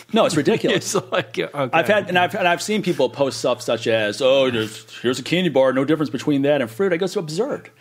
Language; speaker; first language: English; native; English